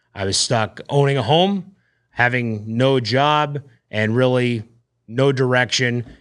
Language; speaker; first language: English; native; English